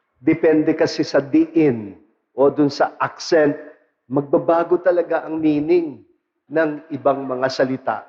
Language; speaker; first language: Filipino; non-native, local second language; Pampanga